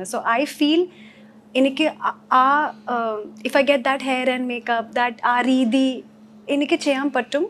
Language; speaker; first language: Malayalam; non-native, local second language; Hindi